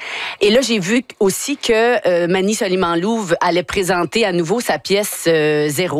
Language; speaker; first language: French; native; French